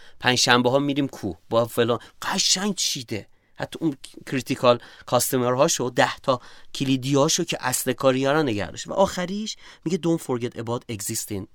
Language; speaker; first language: Persian; native; Persian